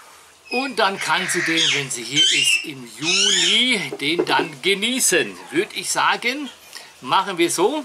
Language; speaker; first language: German; native; German